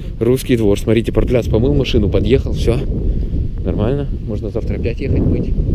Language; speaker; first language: Russian; early bilingual, heritage; Russian